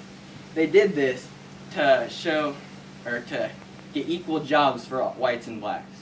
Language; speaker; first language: English; native; English